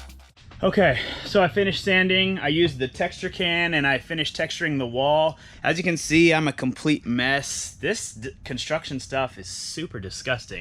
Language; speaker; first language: English; native; English